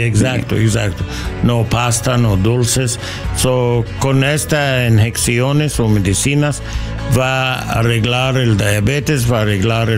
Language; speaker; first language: Spanish; non-native, learner; English